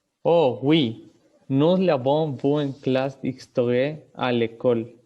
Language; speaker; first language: French; non-native, learner; Spanish